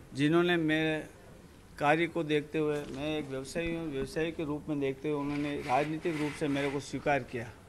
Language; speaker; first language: Hindi; native; Hindi